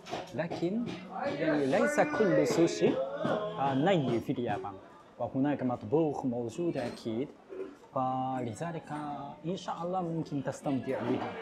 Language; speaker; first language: Arabic; non-native, fluent; Japanese